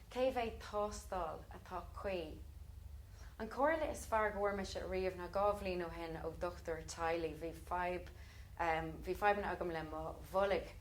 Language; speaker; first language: Irish; non-native, local second language; English